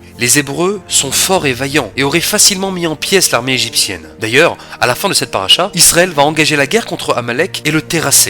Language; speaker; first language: French; native; French